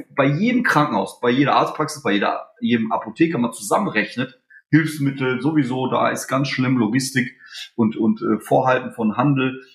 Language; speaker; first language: German; early bilingual, other home language; Polish